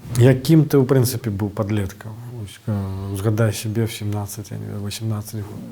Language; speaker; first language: Belarusian; non-native, local second language; Russian